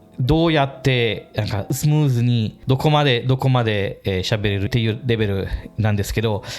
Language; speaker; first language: Japanese; non-native, fluent; English